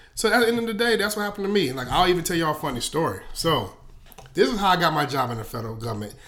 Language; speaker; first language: English; native; English